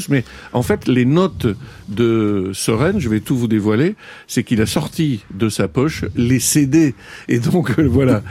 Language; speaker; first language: French; native; French